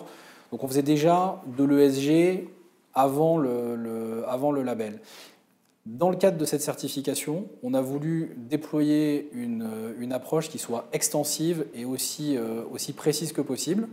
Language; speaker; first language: French; native; French